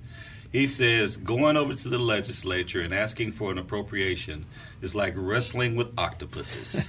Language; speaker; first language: English; native; English